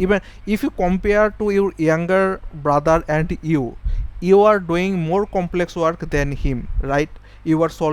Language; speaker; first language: English; non-native, fluent; Bangla